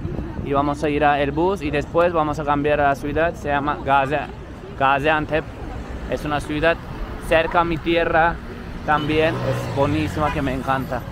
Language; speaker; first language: Spanish; non-native, fluent; Turkish